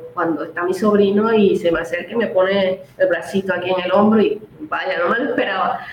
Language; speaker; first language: Spanish; native; Spanish